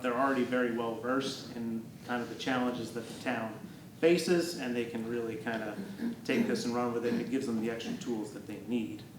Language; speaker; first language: English; native; English